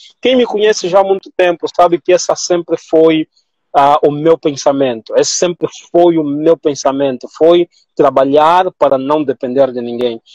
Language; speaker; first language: Portuguese; native; Portuguese